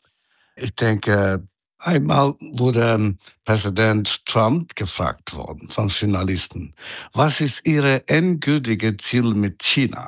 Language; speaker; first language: German; non-native, fluent; Chinese